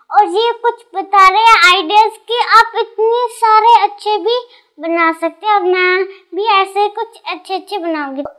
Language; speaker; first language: Hindi; non-native, local second language; Punjabi